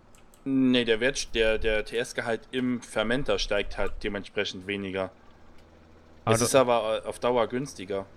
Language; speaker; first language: German; native; German